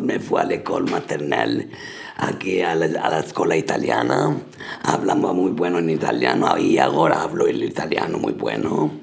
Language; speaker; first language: Spanish; early bilingual, heritage; Spanish